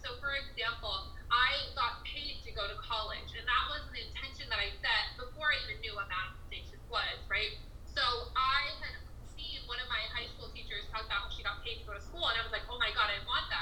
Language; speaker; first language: English; native; English